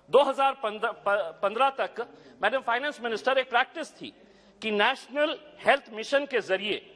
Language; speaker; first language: Hindi; non-native, local second language; Urdu